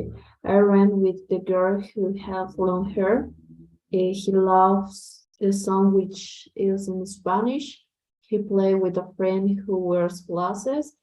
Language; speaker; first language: English; non-native, learner; Spanish